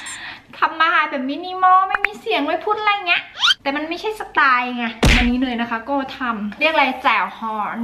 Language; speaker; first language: Thai; native; Thai